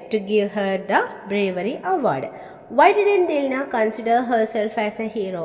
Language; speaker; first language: English; non-native, local second language; Malayalam